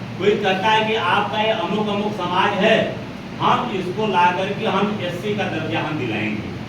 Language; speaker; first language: Hindi; native; Hindi